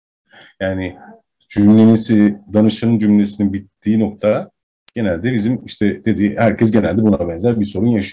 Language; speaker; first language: Turkish; native; Turkish